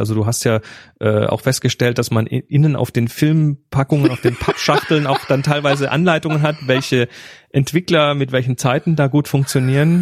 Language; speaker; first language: German; native; German